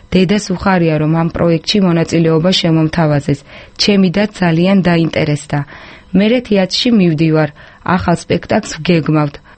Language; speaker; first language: Georgian; non-native, local second language; Azerbaijani